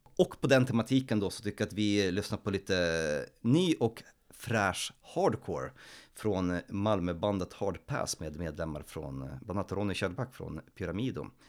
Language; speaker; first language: Swedish; early bilingual, other home language; Polish